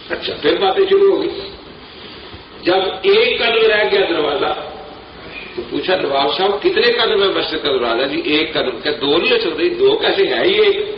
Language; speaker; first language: Urdu; non-native, local second language; Punjabi